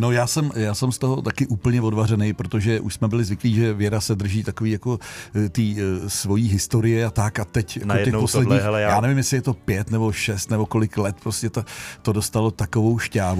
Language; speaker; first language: Czech; native; Czech